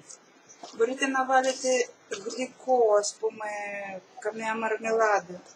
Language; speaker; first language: Greek; non-native, learner; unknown